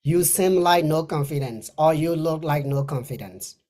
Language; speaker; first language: English; non-native, fluent; Burmese